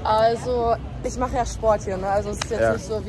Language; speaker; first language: German; native; German